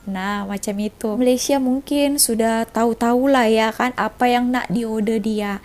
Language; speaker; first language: Indonesian; native; Indonesian